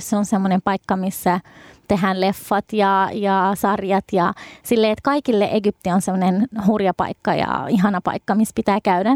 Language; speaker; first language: Finnish; early bilingual, other home language; Arabic